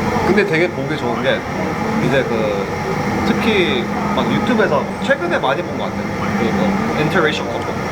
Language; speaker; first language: Korean; early bilingual, heritage; Korean